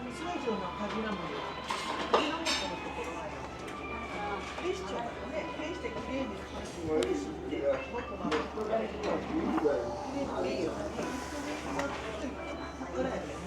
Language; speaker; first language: Japanese; native; Japanese